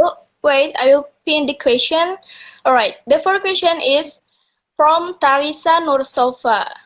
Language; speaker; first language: English; non-native, learner; Indonesian